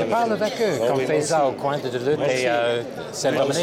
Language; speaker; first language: French; non-native, local second language; English